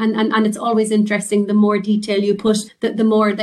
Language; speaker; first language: English; native; English